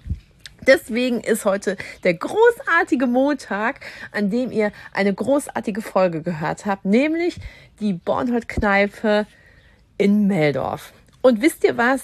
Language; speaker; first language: German; native; German